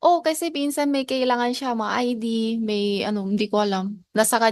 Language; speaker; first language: Filipino; non-native, learner; Chinese